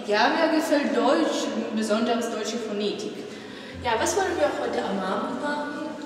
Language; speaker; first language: German; non-native, learner; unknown